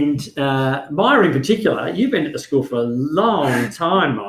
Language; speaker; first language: English; native; English